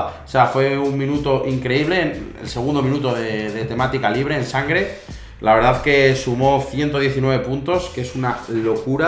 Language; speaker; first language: Spanish; native; Spanish